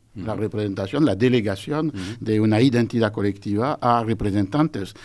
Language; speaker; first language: Spanish; non-native, fluent; French